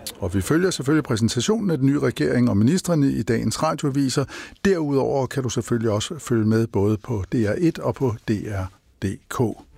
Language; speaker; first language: Danish; native; Danish